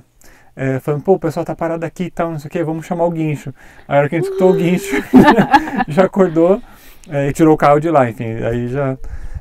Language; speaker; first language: Portuguese; native; Portuguese